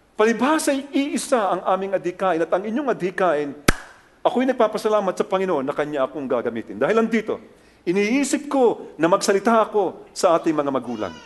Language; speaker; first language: Filipino; native; Filipino